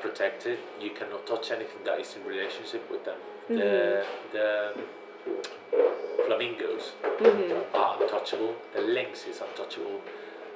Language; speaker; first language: English; non-native, fluent; Spanish